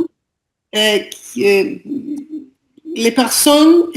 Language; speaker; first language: French; non-native, learner; Portuguese